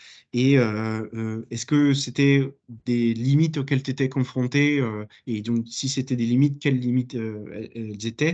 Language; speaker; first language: French; native; French